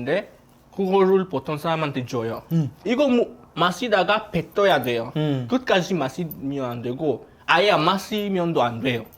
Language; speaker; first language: Korean; non-native, fluent; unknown